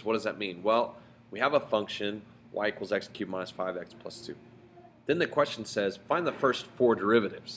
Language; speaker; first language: English; native; English